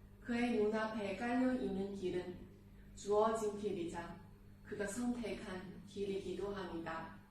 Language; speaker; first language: Korean; non-native, fluent; Chinese